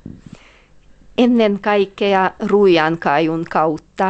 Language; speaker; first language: Finnish; non-native, fluent; Hungarian